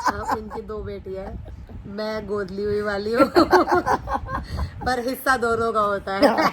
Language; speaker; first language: Hindi; native; Hindi